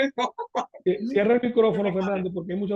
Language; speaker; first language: Spanish; native; Spanish